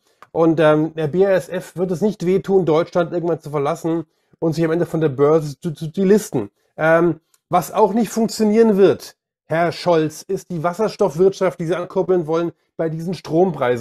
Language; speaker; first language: German; native; German